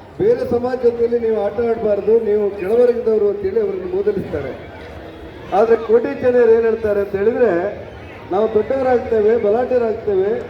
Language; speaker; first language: Kannada; native; Kannada